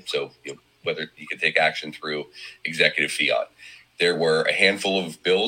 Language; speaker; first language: English; native; English